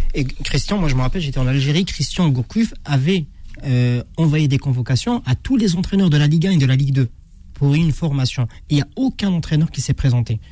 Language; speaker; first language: French; non-native, local second language; Arabic